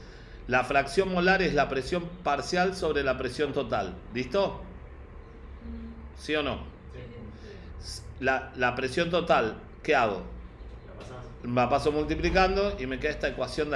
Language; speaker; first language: Spanish; native; Spanish